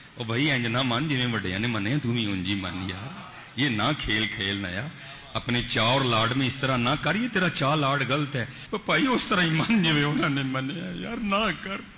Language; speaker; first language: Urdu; non-native, local second language; Punjabi